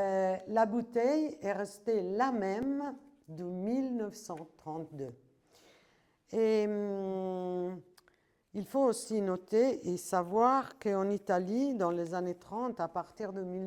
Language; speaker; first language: French; non-native, fluent; Italian